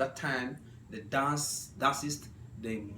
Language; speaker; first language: English; non-native, learner; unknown